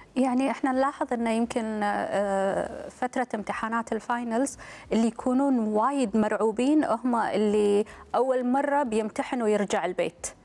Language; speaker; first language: Arabic; native; Arabic